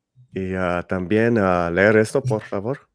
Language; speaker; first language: Spanish; early bilingual, heritage; English